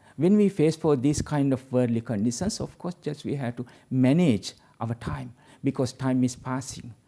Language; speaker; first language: English; non-native, local second language; Sinhala